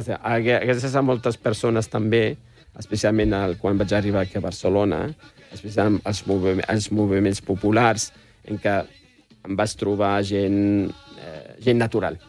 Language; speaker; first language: Catalan; non-native, fluent; Riffian